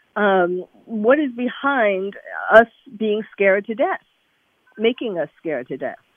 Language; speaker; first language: English; native; English